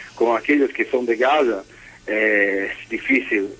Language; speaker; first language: Spanish; non-native, learner; Portuguese